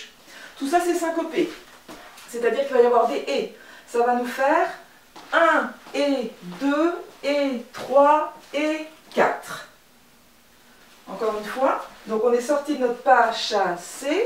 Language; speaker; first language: French; native; French